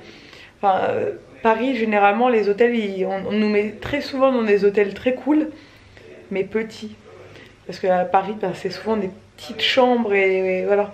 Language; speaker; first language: French; native; French